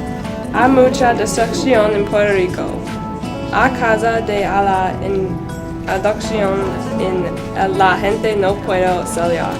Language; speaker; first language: Spanish; non-native, learner; English